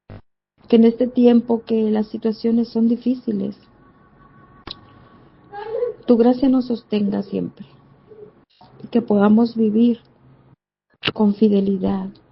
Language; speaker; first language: Spanish; native; Spanish